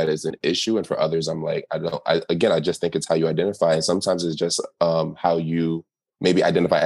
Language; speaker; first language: English; native; English